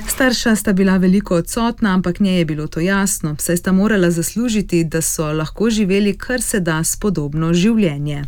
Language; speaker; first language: Slovenian; native; Slovenian